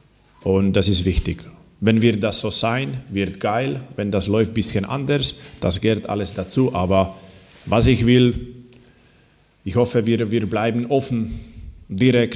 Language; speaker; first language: German; non-native, fluent; Slovak